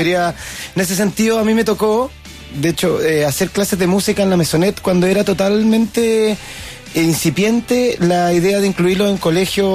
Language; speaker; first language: Spanish; native; Spanish